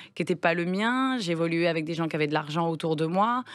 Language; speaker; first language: French; native; French